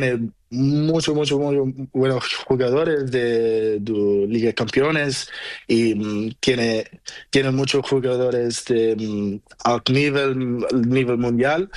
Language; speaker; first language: Spanish; non-native, learner; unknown